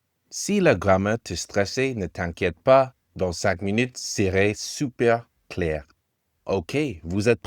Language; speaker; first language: French; non-native, learner; English